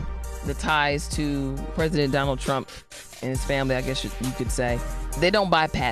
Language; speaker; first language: English; native; English